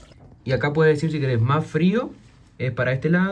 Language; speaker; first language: Spanish; native; Spanish